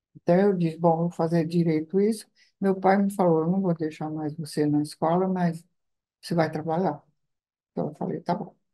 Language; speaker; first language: Portuguese; non-native, fluent; Italian